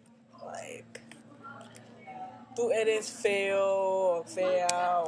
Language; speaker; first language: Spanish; non-native, learner; English